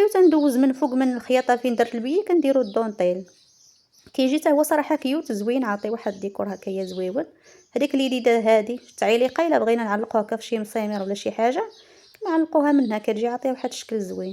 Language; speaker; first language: Arabic; native; Arabic